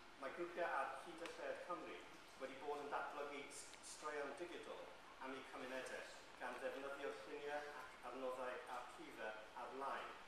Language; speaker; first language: Welsh; non-native, local second language; English